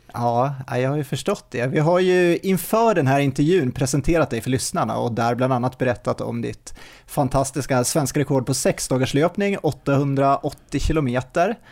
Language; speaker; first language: Swedish; native; Swedish